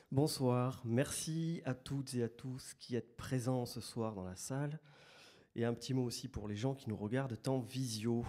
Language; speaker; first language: French; native; French